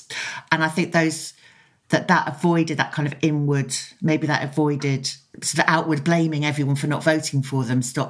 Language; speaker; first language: English; native; English